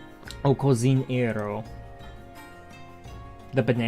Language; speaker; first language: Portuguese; non-native, learner; English